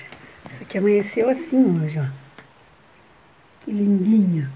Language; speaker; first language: Portuguese; native; Portuguese